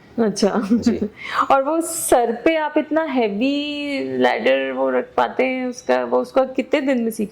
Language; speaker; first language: Hindi; native; Hindi